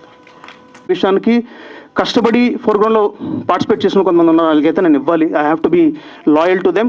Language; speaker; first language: Telugu; native; Telugu